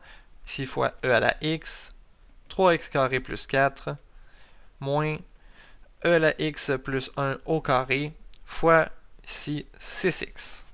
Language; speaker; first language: French; native; French